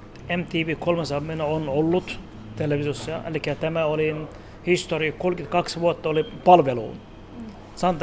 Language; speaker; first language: Finnish; non-native, learner; Turkish